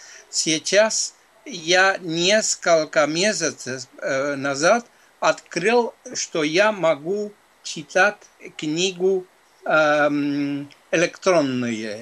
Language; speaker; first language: Russian; non-native, fluent; Spanish